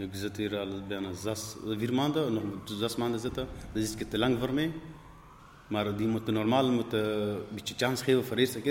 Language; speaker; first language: Dutch; non-native, learner; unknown